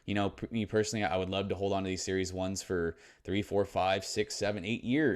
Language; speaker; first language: English; native; English